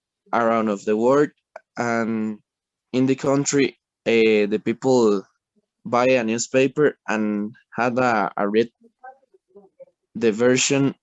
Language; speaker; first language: English; non-native, learner; Spanish